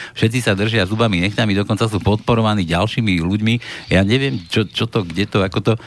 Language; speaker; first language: Slovak; native; Slovak